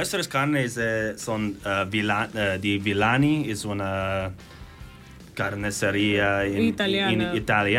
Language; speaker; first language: Spanish; non-native, learner; English